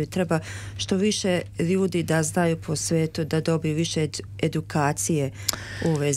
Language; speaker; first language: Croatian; early bilingual, heritage; Serbian